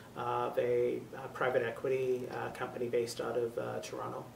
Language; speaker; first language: English; native; English